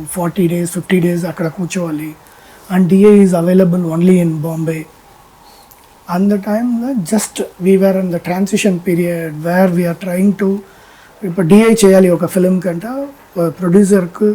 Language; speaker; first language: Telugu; non-native, fluent; Tamil